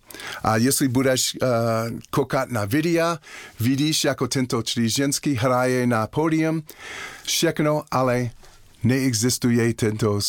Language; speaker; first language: Czech; non-native, learner; English